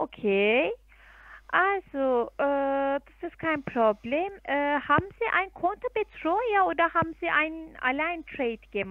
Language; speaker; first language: German; non-native, fluent; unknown